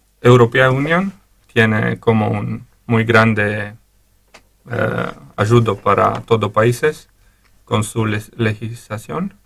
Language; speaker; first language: Spanish; non-native, learner; Romanian